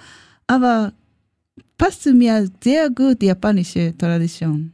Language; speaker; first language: German; non-native, learner; Japanese